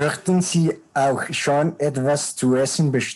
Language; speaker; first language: German; non-native, learner; Spanish